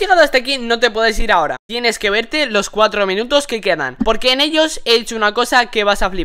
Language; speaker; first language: Spanish; early bilingual, other home language; Russian